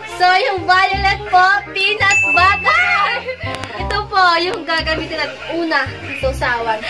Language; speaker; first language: Filipino; non-native, local second language; Cebuano